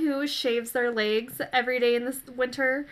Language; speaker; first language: English; native; English